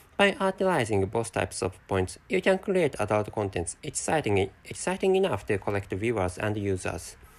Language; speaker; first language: English; non-native, fluent; Japanese